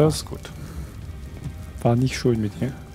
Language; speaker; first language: German; native; German